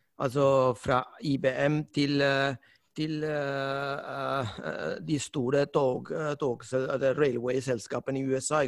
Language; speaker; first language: Norwegian; non-native, fluent; Spanish